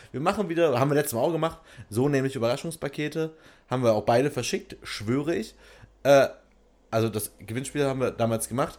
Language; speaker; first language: German; native; German